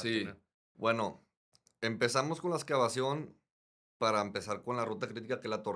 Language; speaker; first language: Spanish; native; Spanish